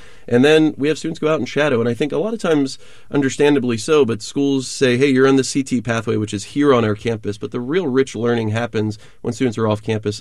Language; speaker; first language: English; native; English